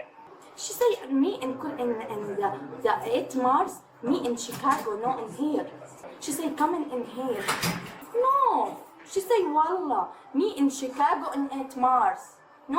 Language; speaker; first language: English; non-native, learner; Arabic